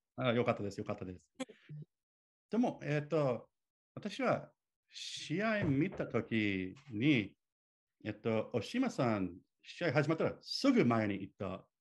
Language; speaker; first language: Japanese; non-native, learner; English